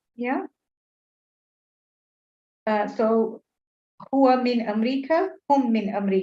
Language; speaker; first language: Arabic; non-native, learner; English